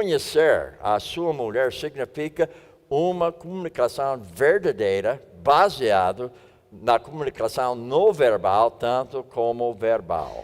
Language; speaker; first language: Portuguese; non-native, fluent; English